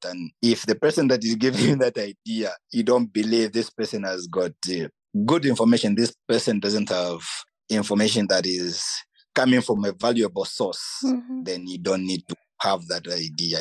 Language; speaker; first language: English; non-native, local second language; Nyanja